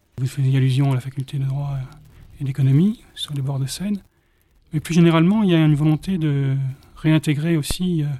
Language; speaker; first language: French; native; French